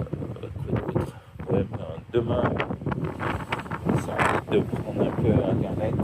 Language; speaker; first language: French; native; French